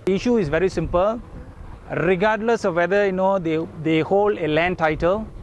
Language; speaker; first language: English; non-native, local second language; Tamil